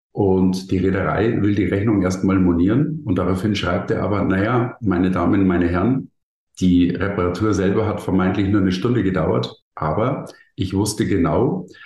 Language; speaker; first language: German; native; German